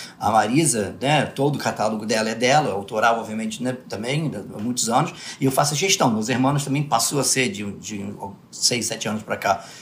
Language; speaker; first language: Portuguese; early bilingual, other home language; English